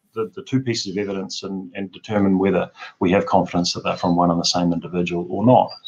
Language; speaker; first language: English; native; English